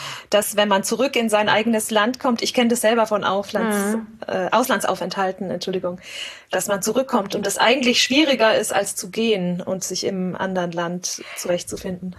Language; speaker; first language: German; native; German